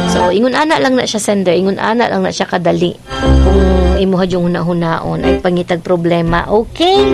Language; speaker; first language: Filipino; non-native, local second language; Cebuano